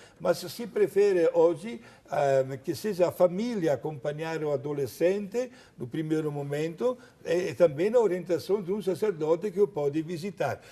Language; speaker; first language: Portuguese; non-native, fluent; Italian